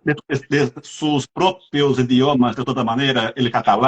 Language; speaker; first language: Spanish; non-native, fluent; Portuguese